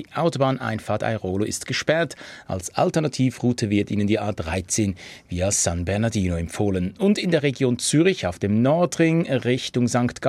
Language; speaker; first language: German; native; German